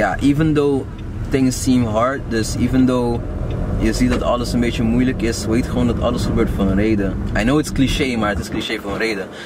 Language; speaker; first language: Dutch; non-native, local second language; Papiamento